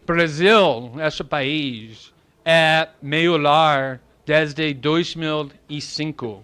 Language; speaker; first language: Portuguese; non-native, fluent; English